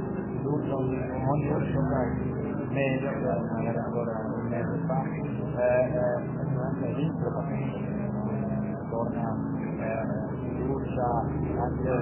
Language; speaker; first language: Italian; non-native, local second language; Swiss German